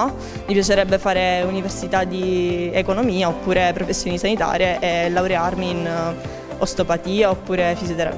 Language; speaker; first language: Italian; native; Italian